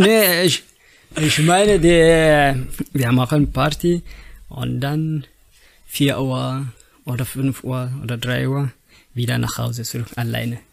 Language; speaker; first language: German; non-native, learner; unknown